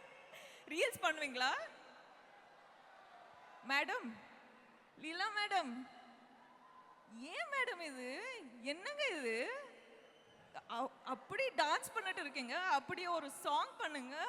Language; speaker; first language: Tamil; non-native, local second language; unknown